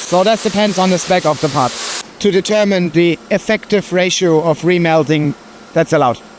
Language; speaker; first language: English; non-native, fluent; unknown